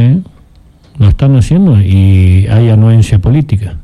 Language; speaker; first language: Spanish; native; Spanish